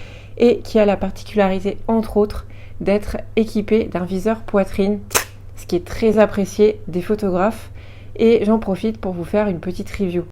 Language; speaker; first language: French; native; French